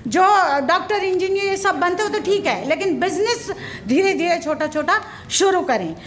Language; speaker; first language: Hindi; native; Hindi